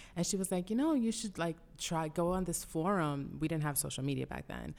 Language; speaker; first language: English; early bilingual, other home language; Spanish